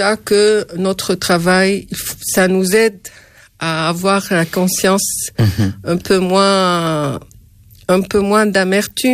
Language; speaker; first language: French; non-native, fluent; Arabic